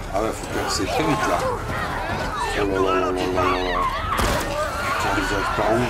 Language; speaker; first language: French; native; French